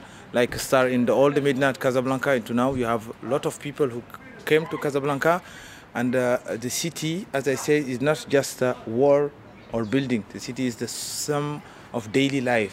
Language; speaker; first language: English; non-native, learner; Arabic